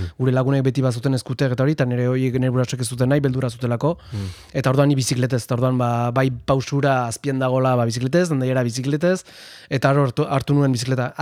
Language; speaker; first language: Basque; non-native, local second language; Spanish